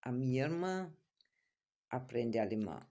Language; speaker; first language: Portuguese; non-native, fluent; German